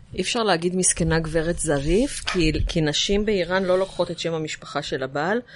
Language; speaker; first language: Hebrew; native; Hebrew